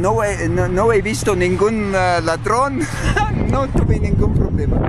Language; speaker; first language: Spanish; non-native, fluent; English